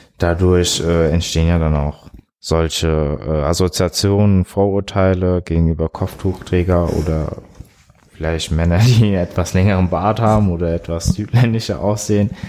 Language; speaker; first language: German; early bilingual, other home language; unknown